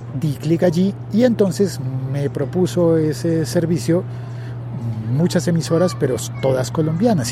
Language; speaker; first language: Spanish; native; Spanish